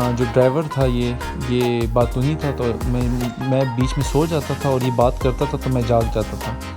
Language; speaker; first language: Urdu; non-native, local second language; Punjabi